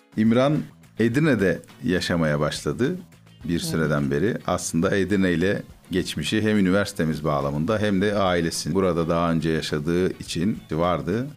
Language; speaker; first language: Turkish; native; Turkish